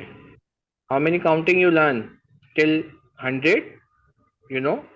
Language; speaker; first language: English; non-native, learner; Urdu